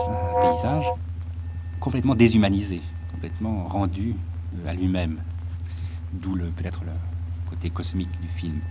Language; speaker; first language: French; native; French